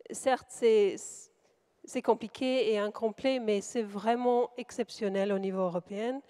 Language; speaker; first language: French; non-native, fluent; English